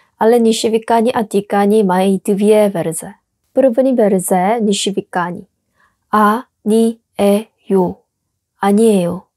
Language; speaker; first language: Czech; non-native, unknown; Korean